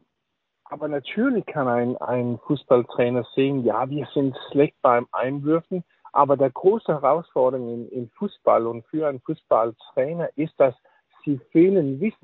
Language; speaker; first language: German; non-native, learner; Danish